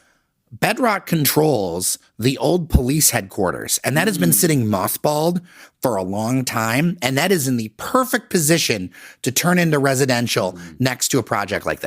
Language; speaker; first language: English; native; English